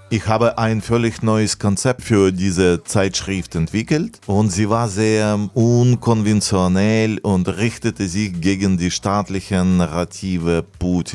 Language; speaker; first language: German; non-native, learner; Russian